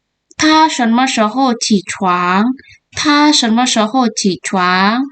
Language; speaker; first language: Chinese; non-native, fluent; Indonesian